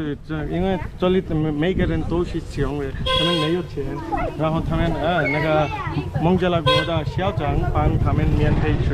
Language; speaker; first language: Chinese; non-native, learner; Bangla